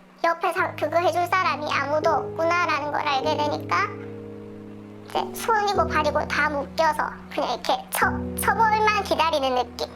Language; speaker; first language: Korean; native; Korean